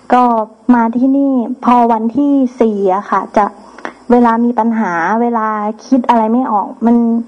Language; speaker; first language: Thai; native; Thai